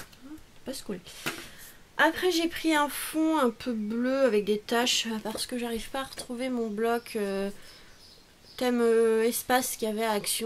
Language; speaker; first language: French; native; French